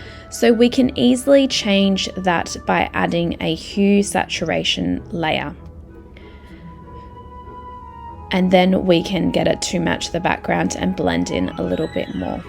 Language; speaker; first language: English; native; English